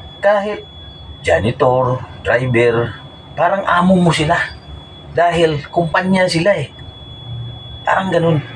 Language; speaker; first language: Filipino; non-native, local second language; Hiligaynon